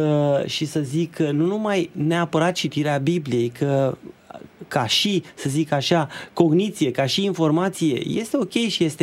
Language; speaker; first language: Romanian; native; Romanian